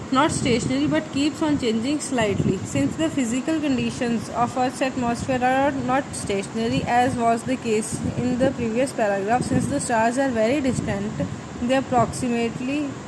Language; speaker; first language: English; non-native, local second language; Punjabi